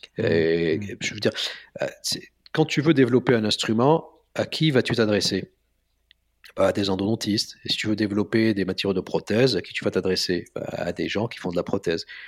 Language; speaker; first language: French; non-native, local second language; Arabic